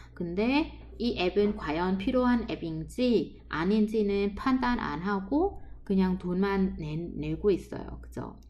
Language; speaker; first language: Korean; non-native, fluent; Vietnamese